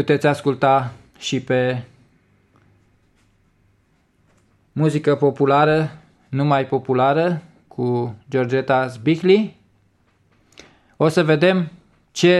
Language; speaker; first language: Romanian; native; Romanian